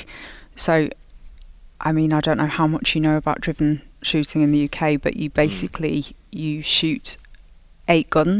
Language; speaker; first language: English; native; English